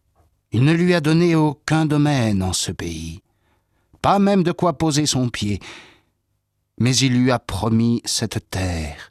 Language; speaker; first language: French; native; French